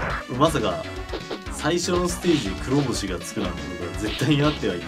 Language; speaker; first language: Japanese; native; Japanese